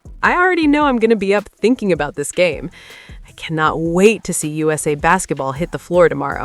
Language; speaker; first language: English; native; English